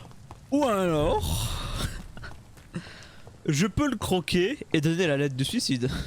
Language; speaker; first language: French; native; French